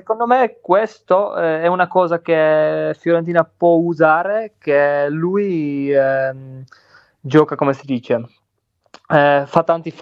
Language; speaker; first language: Italian; non-native, learner; Czech